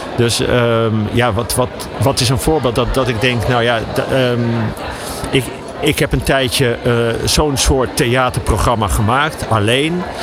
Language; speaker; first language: Dutch; native; Dutch